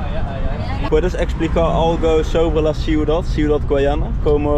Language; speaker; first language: Spanish; non-native, learner; Dutch